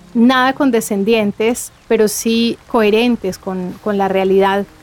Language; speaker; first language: Spanish; native; Spanish